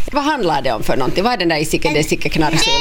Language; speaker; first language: Swedish; native; Swedish